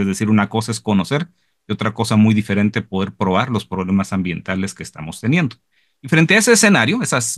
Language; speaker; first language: Spanish; native; Spanish